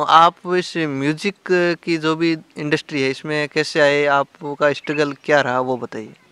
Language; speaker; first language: Hindi; native; Hindi